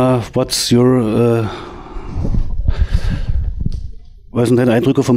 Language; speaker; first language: German; native; German